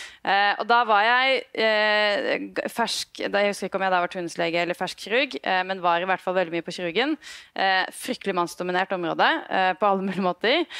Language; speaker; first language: Norwegian; native; Norwegian